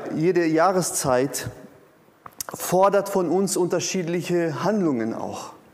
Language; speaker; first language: German; non-native, fluent; Portuguese